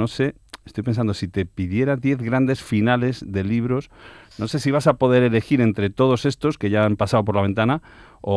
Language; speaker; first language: Spanish; native; Spanish